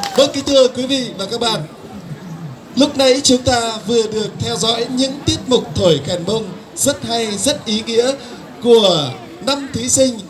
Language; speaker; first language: Vietnamese; non-native, local second language; Hmong